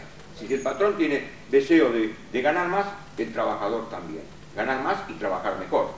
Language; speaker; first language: Spanish; native; Spanish